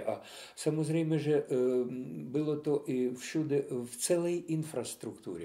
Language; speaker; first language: Czech; non-native, fluent; Russian